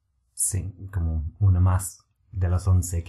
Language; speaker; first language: Spanish; non-native, fluent; English